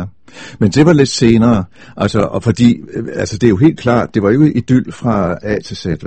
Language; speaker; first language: Danish; native; Danish